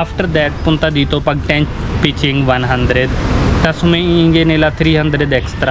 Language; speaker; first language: Filipino; non-native, learner; Hindi